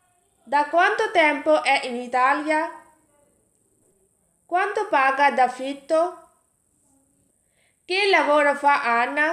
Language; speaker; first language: Italian; non-native, learner; Urdu